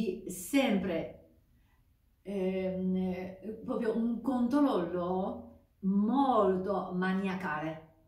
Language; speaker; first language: Italian; non-native, fluent; Japanese